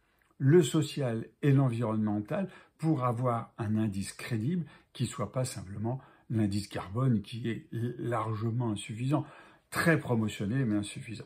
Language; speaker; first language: French; native; French